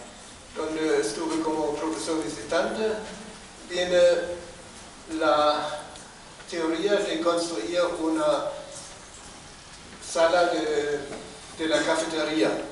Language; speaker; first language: Spanish; non-native, fluent; German